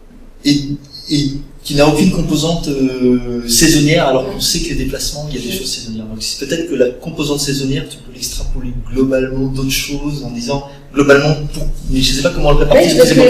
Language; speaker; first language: French; native; French